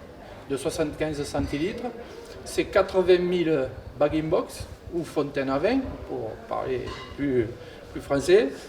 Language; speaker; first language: French; native; French